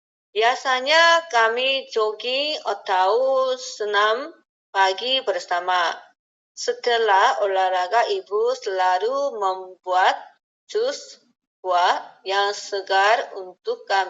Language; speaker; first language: Indonesian; non-native, learner; Korean